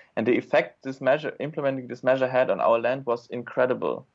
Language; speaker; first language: English; non-native, fluent; German